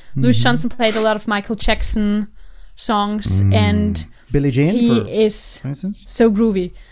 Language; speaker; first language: English; non-native, fluent; German